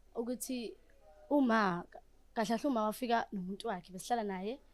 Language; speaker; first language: Zulu; native; Zulu